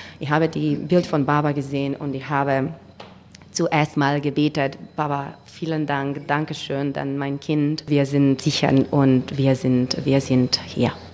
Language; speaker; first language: German; non-native, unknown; Macedonian